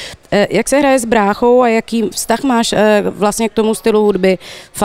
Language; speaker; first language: Czech; native; Czech